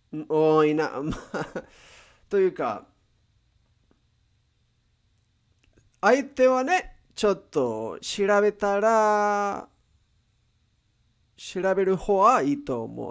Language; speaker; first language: Japanese; non-native, learner; Spanish